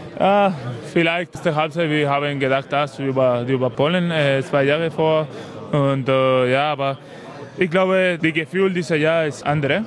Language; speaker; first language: German; non-native, learner; Spanish